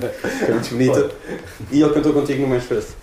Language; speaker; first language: Portuguese; native; Portuguese